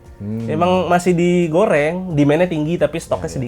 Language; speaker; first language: Indonesian; native; Indonesian